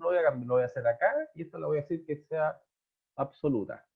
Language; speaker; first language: Spanish; native; Spanish